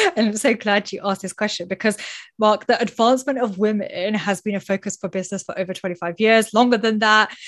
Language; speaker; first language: English; native; English